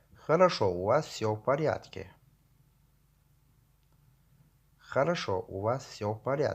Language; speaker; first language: Russian; non-native, local second language; Tajik